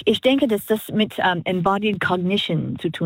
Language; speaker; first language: German; non-native, learner; English